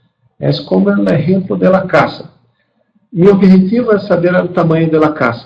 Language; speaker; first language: Spanish; non-native, fluent; Portuguese